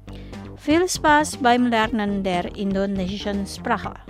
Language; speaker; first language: German; non-native, fluent; Indonesian